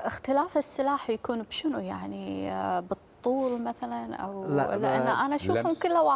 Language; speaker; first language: Arabic; native; Arabic